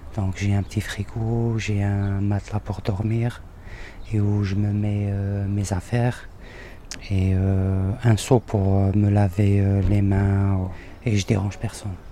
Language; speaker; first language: French; non-native, local second language; Arabic